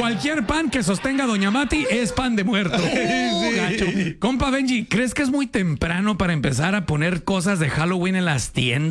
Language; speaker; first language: Spanish; native; Spanish